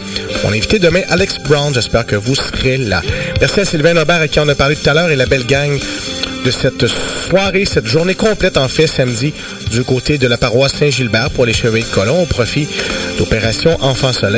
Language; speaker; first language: French; native; French